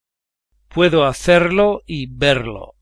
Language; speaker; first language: Spanish; non-native, learner; English